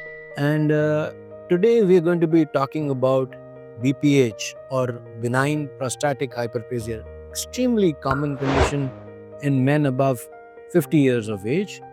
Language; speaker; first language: English; non-native, local second language; Hindi